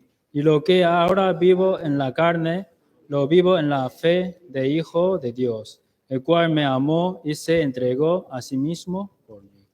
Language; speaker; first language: Spanish; non-native, learner; Chinese